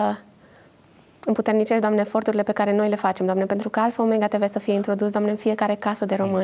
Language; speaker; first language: Romanian; native; Romanian